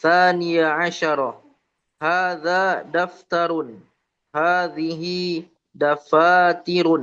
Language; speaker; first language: Arabic; non-native, learner; Indonesian